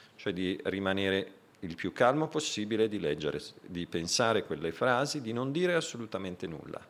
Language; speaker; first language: Italian; native; Italian